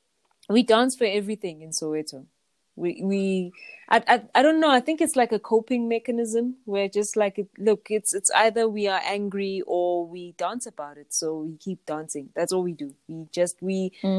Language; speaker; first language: English; non-native, local second language; Zulu